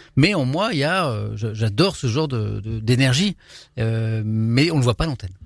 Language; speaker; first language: French; native; French